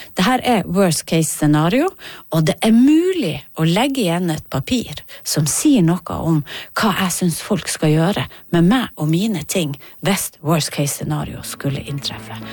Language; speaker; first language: Norwegian; native; Norwegian